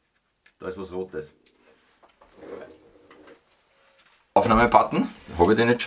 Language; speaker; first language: German; native; German